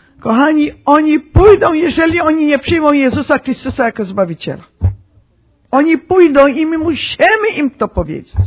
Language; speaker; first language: Polish; early bilingual, heritage; Polish